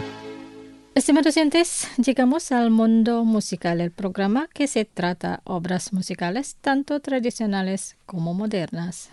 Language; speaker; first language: Spanish; non-native, fluent; Indonesian